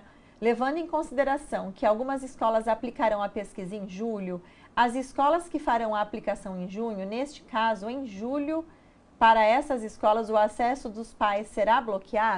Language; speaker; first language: Portuguese; native; Portuguese